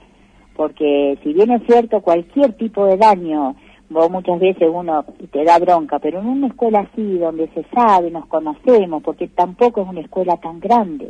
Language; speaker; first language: Spanish; native; Spanish